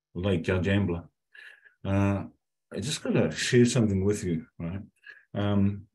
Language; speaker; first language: English; native; English